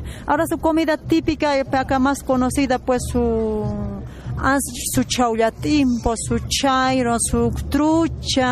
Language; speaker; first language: Spanish; native; Spanish